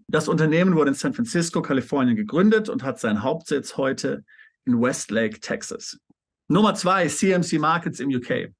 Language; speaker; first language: German; native; German